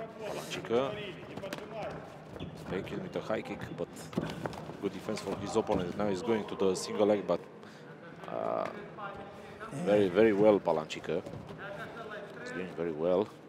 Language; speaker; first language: English; non-native, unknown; Romanian